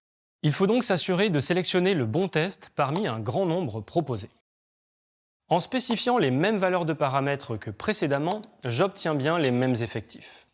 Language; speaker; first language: French; native; French